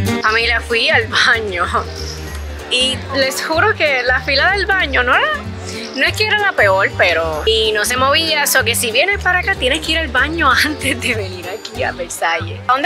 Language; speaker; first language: Spanish; native; Spanish